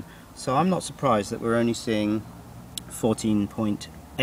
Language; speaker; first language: English; native; English